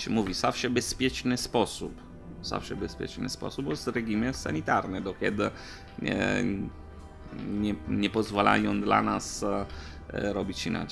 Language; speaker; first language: Polish; non-native, learner; Italian